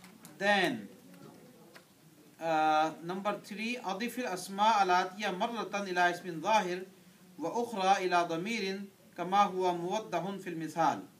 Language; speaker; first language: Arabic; non-native, fluent; English